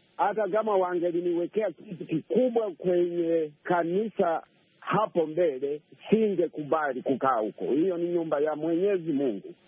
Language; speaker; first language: Swahili; non-native, local second language; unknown